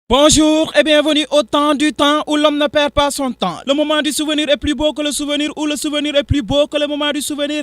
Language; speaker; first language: French; non-native, local second language; Wolof